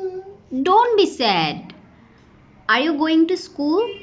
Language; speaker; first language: English; non-native, fluent; Bangla